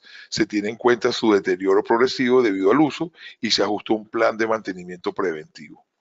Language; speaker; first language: Spanish; native; Spanish